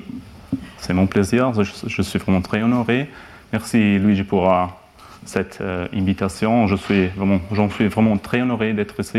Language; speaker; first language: French; non-native, fluent; Italian